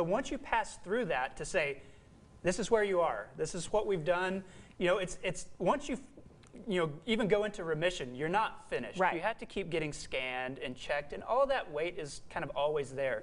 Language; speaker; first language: English; native; English